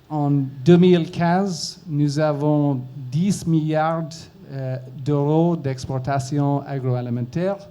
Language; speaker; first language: French; non-native, learner; English